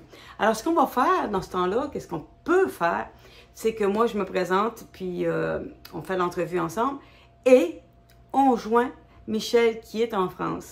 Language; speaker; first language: French; native; French